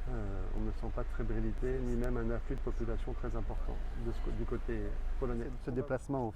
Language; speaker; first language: French; native; French